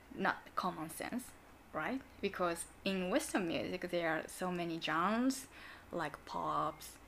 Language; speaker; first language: English; non-native, learner; Japanese